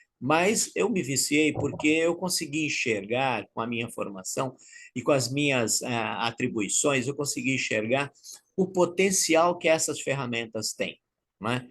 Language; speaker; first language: Portuguese; native; Portuguese